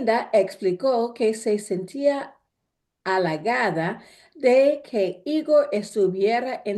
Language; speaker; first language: Spanish; non-native, fluent; English